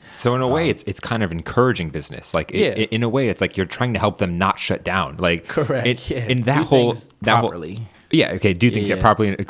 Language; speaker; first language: English; native; English